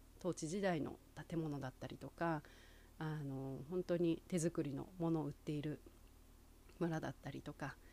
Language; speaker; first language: Japanese; native; Japanese